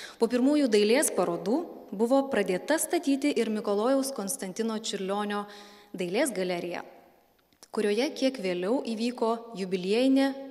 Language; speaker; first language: Lithuanian; native; Lithuanian